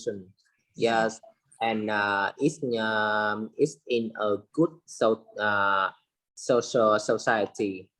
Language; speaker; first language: English; non-native, learner; Vietnamese